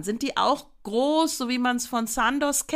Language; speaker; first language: German; native; German